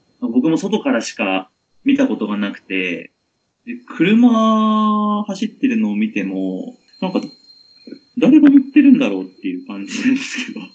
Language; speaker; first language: Japanese; native; Japanese